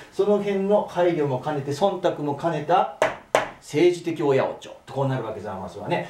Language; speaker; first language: Japanese; native; Japanese